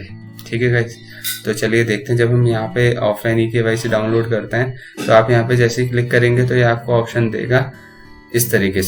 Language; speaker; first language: Hindi; native; Hindi